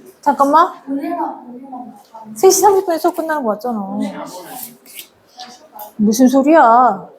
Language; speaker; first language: Korean; native; Korean